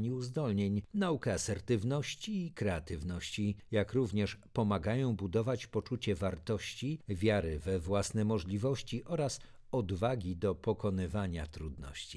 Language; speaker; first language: Polish; native; Polish